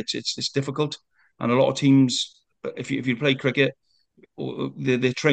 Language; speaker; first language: English; native; English